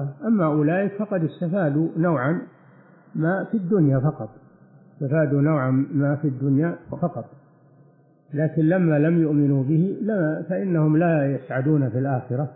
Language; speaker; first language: Arabic; native; Arabic